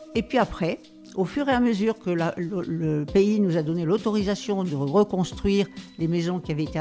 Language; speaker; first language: French; native; French